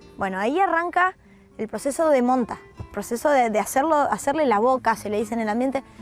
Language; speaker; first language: Spanish; native; Spanish